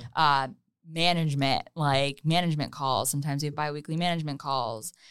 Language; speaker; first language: English; native; English